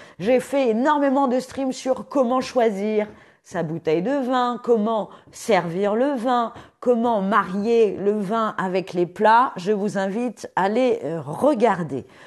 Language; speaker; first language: French; native; French